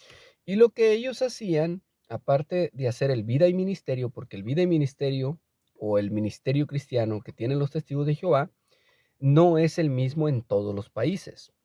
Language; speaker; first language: Spanish; native; Spanish